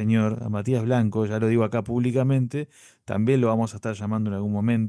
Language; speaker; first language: Spanish; native; Spanish